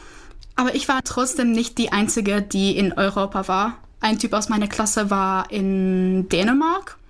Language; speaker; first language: German; non-native, fluent; Czech